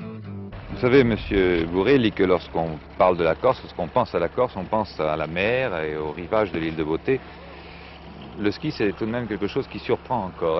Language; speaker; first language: French; native; French